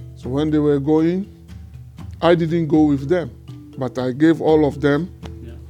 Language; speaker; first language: English; non-native, local second language; Ewe